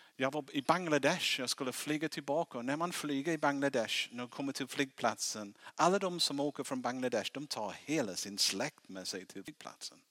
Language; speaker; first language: Swedish; non-native, fluent; English